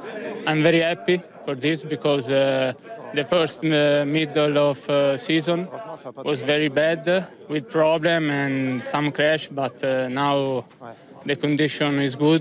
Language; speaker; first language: English; non-native, learner; Italian